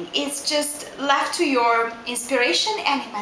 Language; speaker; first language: English; non-native, fluent; Italian